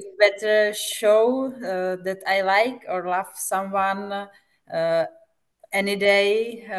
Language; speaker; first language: English; non-native, fluent; Czech